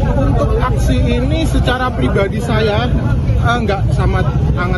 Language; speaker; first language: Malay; non-native, local second language; Javanese